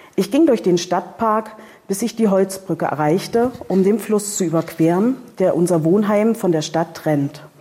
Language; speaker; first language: German; native; German